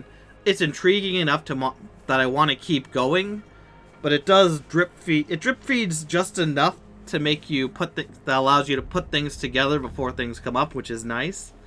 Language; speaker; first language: English; native; English